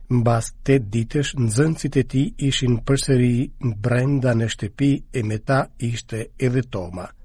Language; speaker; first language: Albanian; native; Albanian